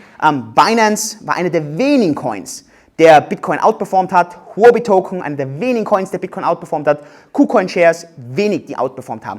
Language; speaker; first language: German; native; German